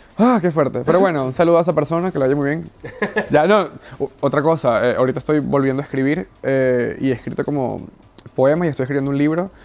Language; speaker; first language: Spanish; native; Spanish